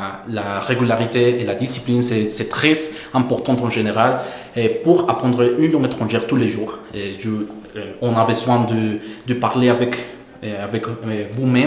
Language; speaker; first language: French; non-native, fluent; Spanish